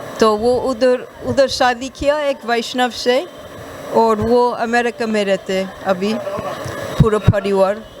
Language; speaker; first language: Hindi; non-native, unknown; English